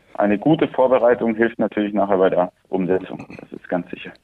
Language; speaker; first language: German; early bilingual, other home language; Spanish